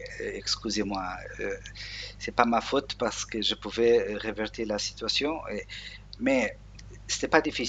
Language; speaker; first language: French; non-native, learner; Portuguese